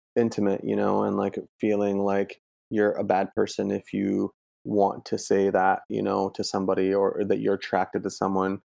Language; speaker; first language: English; early bilingual, other home language; Italian